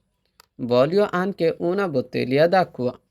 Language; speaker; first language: Italian; non-native, fluent; Bangla